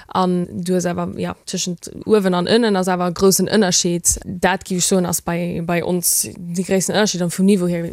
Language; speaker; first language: Luxembourgish; early bilingual, heritage; Luxembourgish